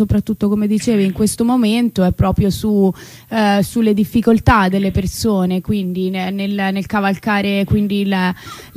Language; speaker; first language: Italian; native; Italian